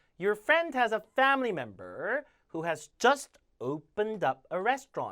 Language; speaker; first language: English; non-native, fluent; Korean